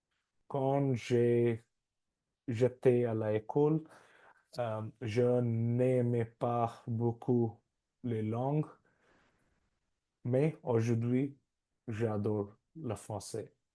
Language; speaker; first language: French; non-native, learner; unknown